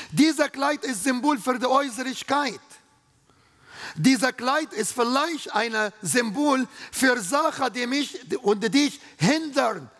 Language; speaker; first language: German; non-native, fluent; Arabic